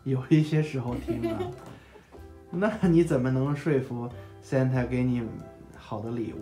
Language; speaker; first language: Chinese; native; Chinese